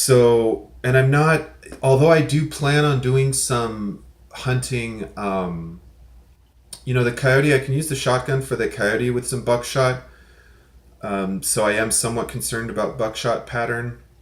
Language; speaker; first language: English; native; English